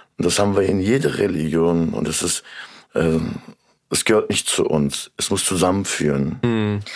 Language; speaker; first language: German; early bilingual, other home language; Turkish